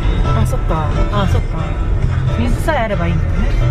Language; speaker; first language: Japanese; native; Japanese